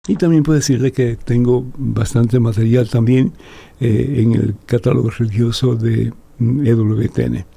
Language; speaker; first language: Spanish; native; Spanish